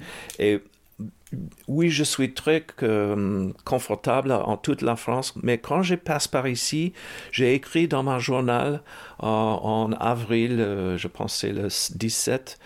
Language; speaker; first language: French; early bilingual, heritage; English